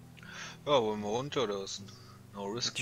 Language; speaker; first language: German; native; German